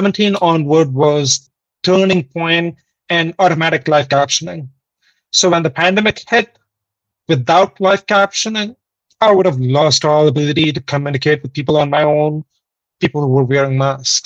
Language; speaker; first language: English; non-native, local second language; Hindi